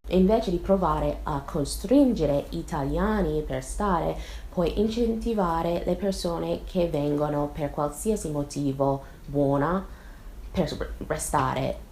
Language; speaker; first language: Italian; non-native, fluent; English